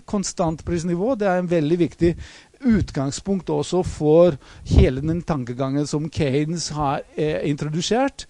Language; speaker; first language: Norwegian; non-native, fluent; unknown